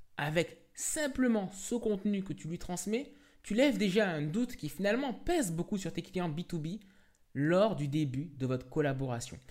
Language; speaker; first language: French; native; French